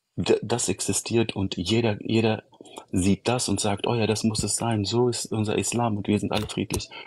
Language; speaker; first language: German; early bilingual, other home language; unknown